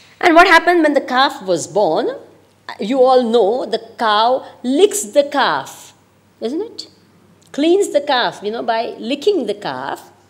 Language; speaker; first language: English; non-native, local second language; Gujarati